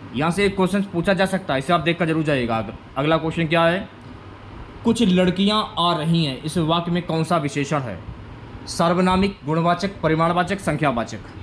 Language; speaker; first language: Hindi; native; Hindi